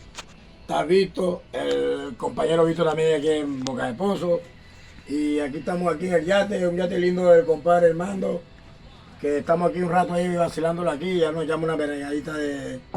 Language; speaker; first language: Spanish; native; Spanish